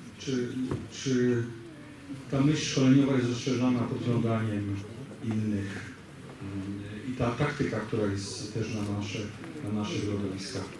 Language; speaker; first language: Polish; native; Polish